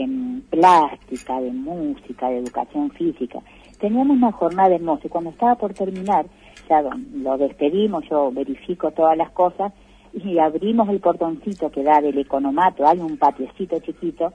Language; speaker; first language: Spanish; native; Spanish